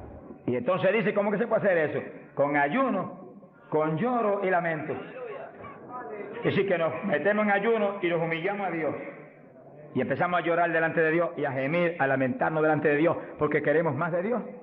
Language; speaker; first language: Spanish; native; Spanish